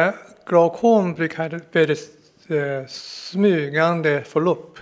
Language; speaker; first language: Swedish; non-native, fluent; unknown